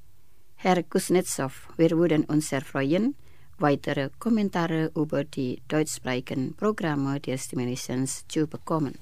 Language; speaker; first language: German; non-native, fluent; Indonesian